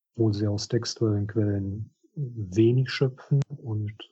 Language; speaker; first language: German; non-native, fluent; Russian